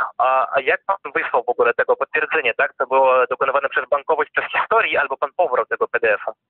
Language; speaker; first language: Polish; non-native, fluent; Russian